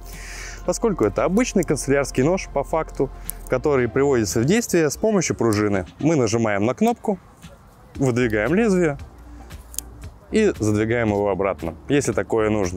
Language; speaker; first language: Russian; native; Russian